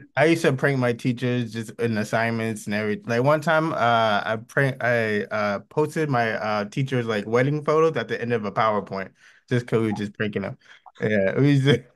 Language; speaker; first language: English; native; English